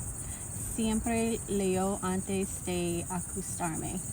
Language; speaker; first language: Spanish; non-native, learner; Lao